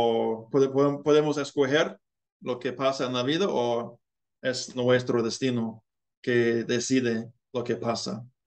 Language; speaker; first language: Spanish; non-native, learner; English